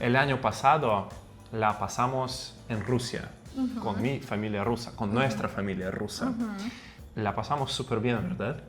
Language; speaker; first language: Spanish; non-native, fluent; Russian